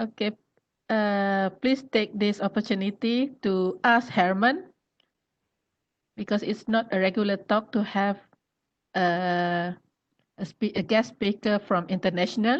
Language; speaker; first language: English; non-native, fluent; Malay